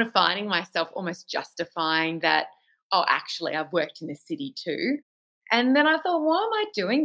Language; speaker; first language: English; native; English